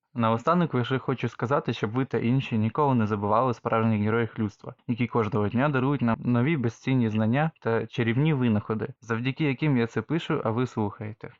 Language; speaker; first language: Ukrainian; native; Ukrainian